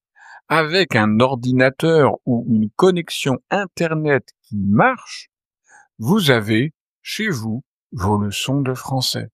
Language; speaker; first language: French; native; French